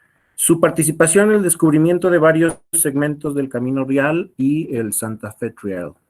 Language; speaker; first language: Spanish; native; Spanish